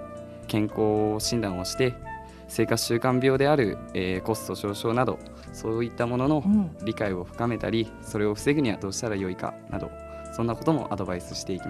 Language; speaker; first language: Japanese; native; Japanese